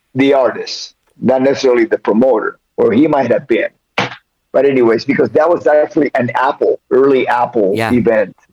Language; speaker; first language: English; early bilingual, other home language; Spanish